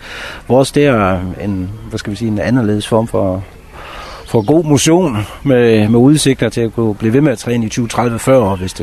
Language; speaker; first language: Danish; native; Danish